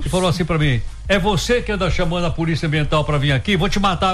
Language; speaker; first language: Portuguese; native; Portuguese